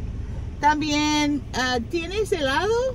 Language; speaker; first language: Spanish; non-native, learner; English